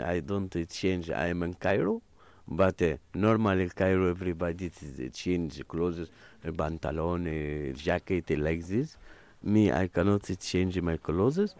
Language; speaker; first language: English; non-native, learner; Arabic